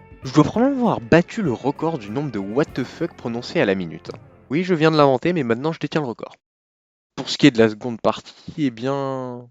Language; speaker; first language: French; native; French